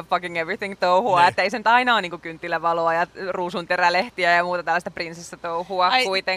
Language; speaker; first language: Finnish; native; Finnish